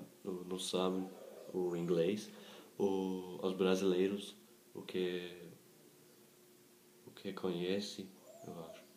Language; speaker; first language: Portuguese; non-native, learner; English